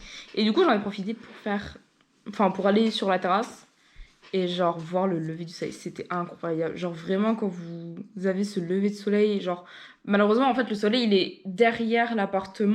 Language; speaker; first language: French; native; French